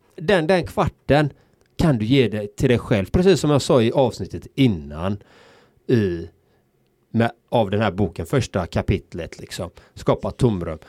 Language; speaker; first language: Swedish; native; Swedish